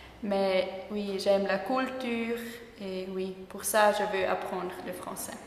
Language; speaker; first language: French; non-native, learner; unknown